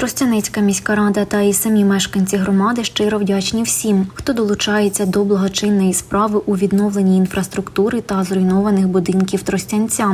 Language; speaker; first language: Ukrainian; native; Ukrainian